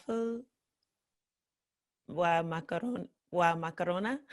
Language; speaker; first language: Arabic; non-native, learner; English